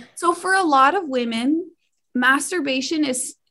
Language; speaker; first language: English; native; English